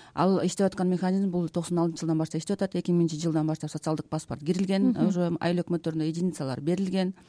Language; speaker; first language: Kyrgyz; native; Kyrgyz